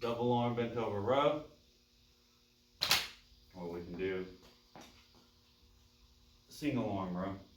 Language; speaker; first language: English; native; English